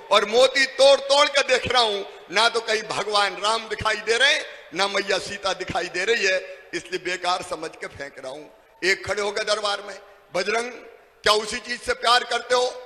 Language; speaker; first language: Hindi; native; Hindi